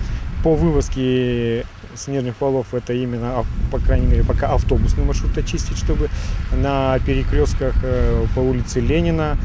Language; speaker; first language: Russian; native; Russian